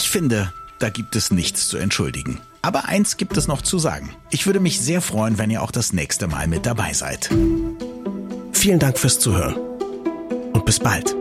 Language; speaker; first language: German; native; German